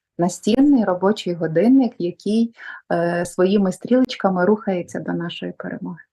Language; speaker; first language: Ukrainian; native; Ukrainian